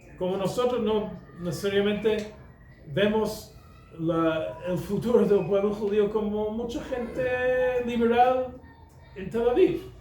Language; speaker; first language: Spanish; non-native, fluent; English